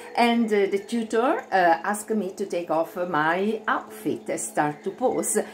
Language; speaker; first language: English; non-native, fluent; Italian